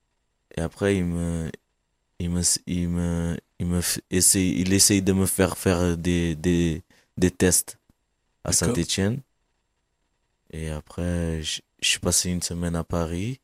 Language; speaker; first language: French; non-native, fluent; Kabuverdianu